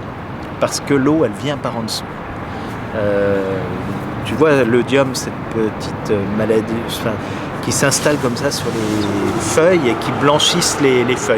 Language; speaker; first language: French; native; French